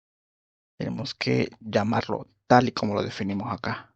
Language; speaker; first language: Spanish; native; Spanish